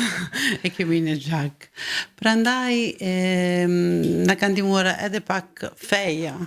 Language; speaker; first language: Albanian; early bilingual, heritage; Albanian